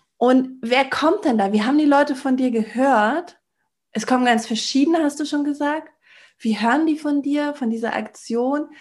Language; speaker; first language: German; native; German